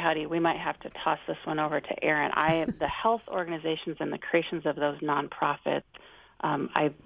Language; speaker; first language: English; native; English